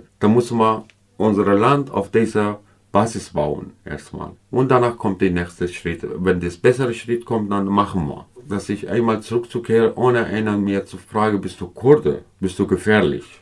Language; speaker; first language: German; non-native, learner; Kurdish